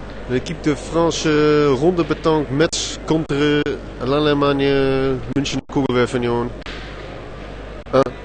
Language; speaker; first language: French; non-native, learner; Dutch